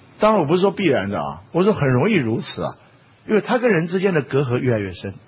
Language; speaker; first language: Chinese; native; Chinese